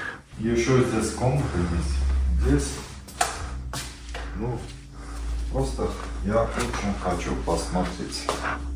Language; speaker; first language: Russian; non-native, learner; Armenian